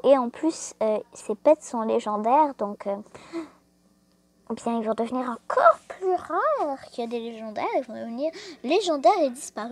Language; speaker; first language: French; native; French